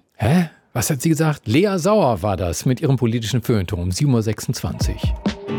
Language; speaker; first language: German; native; German